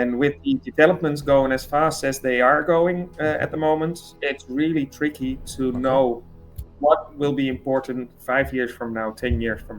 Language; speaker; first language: English; non-native, fluent; Dutch